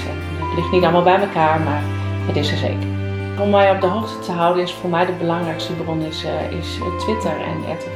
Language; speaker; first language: Dutch; native; Dutch